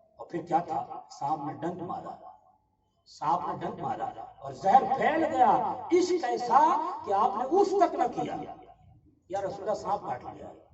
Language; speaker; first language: Urdu; native; Urdu